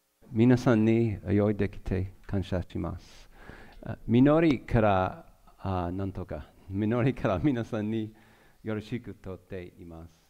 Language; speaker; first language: Japanese; non-native, learner; English